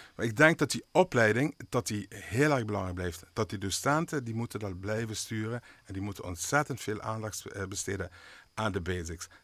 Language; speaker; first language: Dutch; native; Dutch